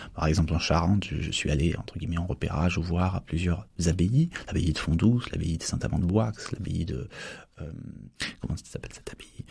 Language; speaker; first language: French; native; French